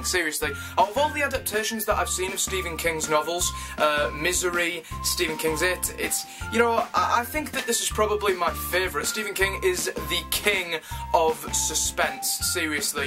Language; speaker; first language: English; native; English